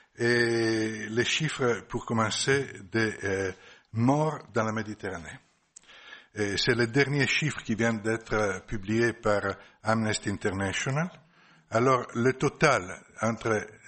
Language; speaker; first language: French; non-native, fluent; Italian